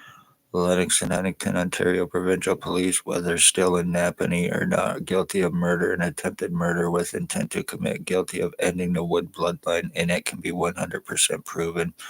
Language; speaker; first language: English; native; English